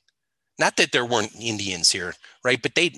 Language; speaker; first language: English; native; English